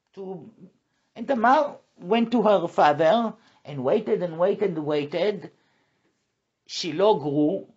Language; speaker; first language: English; non-native, fluent; Hebrew